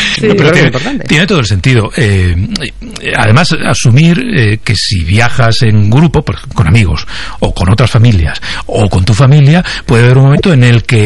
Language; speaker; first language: Spanish; native; Spanish